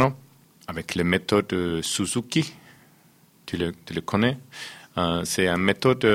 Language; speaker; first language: French; non-native, fluent; Finnish